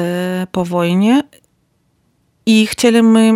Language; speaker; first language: Polish; non-native, learner; Ukrainian